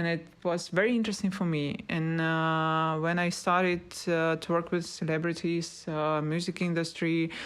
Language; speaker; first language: English; non-native, learner; Russian